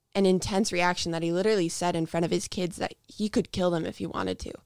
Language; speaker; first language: English; native; English